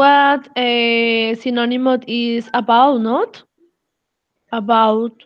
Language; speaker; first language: English; non-native, learner; Spanish